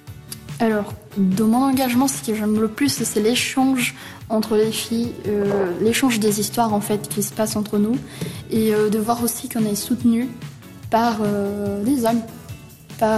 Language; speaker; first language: French; early bilingual, other home language; Portuguese